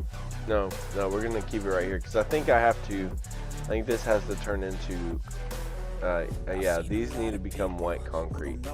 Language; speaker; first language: English; native; English